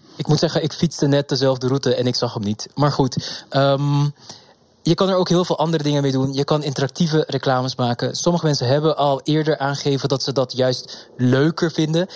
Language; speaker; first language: Dutch; non-native, local second language; Papiamento